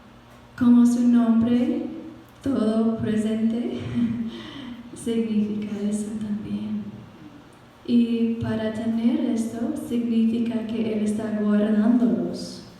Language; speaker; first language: Spanish; non-native, fluent; English